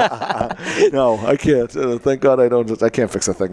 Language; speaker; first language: English; native; English